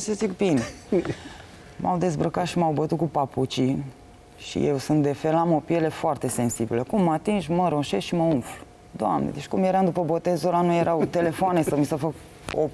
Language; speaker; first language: Romanian; native; Romanian